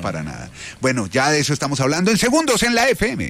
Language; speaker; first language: Spanish; native; Spanish